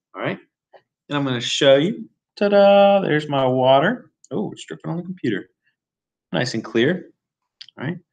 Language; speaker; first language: English; native; English